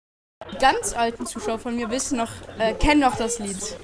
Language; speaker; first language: German; early bilingual, other home language; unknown